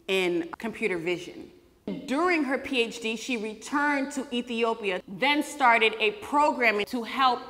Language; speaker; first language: English; native; English